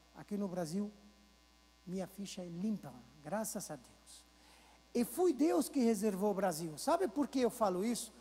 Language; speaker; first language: Portuguese; non-native, fluent; Arabic